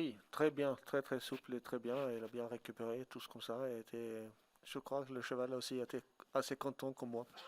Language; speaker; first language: French; non-native, fluent; Swedish